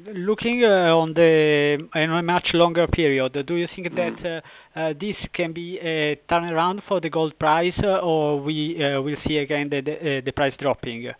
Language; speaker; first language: English; non-native, fluent; Italian